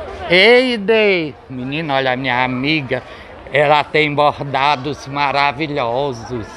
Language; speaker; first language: Portuguese; native; Portuguese